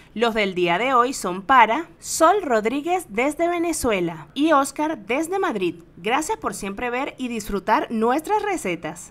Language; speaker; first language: Spanish; native; Spanish